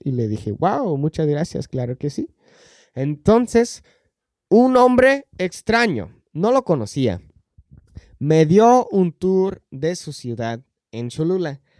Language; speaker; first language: Spanish; non-native, fluent; English